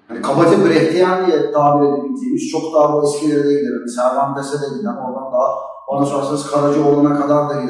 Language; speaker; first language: Turkish; native; Turkish